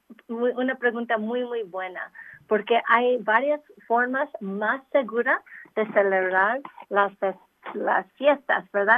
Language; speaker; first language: Spanish; non-native, local second language; English